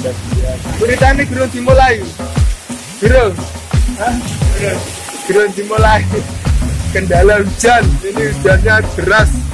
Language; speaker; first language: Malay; non-native, local second language; Javanese